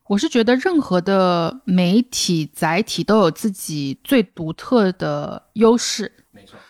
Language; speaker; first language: Chinese; native; Chinese